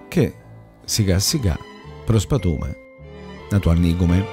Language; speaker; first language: Greek; non-native, learner; Italian